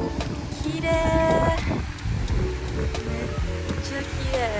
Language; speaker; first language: Japanese; early bilingual, heritage; English